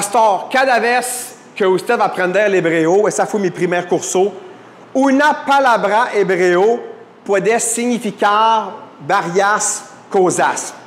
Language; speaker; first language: Spanish; non-native, fluent; French